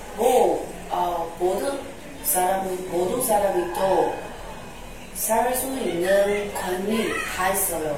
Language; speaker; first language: Korean; non-native, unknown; Chinese